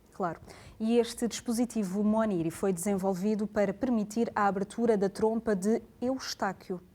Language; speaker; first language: Portuguese; native; Portuguese